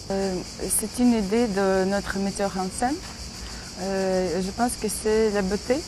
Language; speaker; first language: French; non-native, learner; Ukrainian